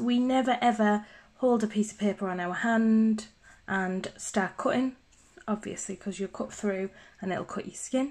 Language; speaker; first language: English; native; English